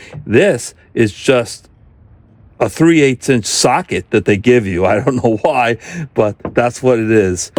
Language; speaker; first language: English; native; English